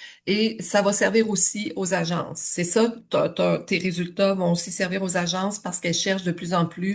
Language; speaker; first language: French; native; French